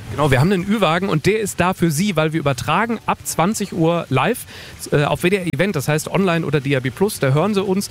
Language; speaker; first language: German; native; German